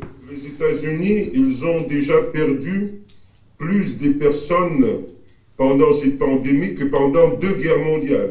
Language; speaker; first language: French; non-native, fluent; Russian